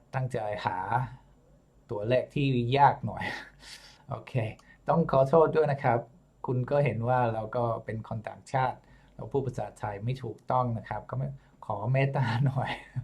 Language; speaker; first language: Thai; non-native, fluent; English